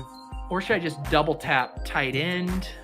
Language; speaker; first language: English; native; English